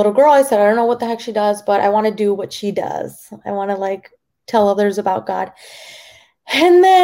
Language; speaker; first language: English; early bilingual, other home language; Spanish